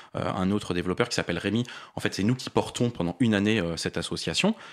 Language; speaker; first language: French; native; French